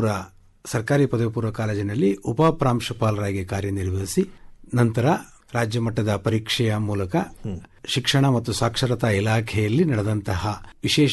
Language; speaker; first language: Kannada; native; Kannada